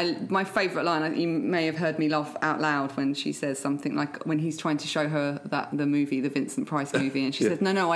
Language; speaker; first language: English; native; English